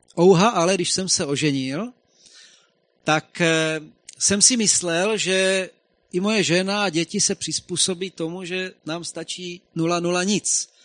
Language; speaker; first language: Czech; native; Czech